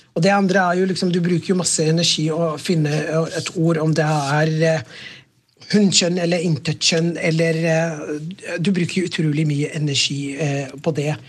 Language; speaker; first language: Norwegian; non-native, fluent; Somali